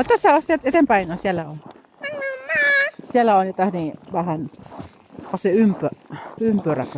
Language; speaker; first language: Finnish; non-native, learner; Filipino